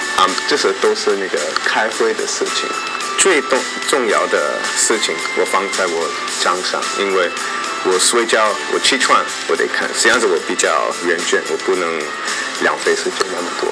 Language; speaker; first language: Chinese; non-native, learner; English